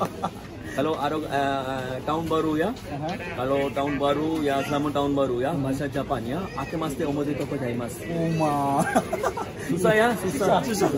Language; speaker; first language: Indonesian; non-native, learner; Hindi